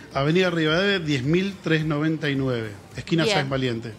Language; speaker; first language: Spanish; native; Spanish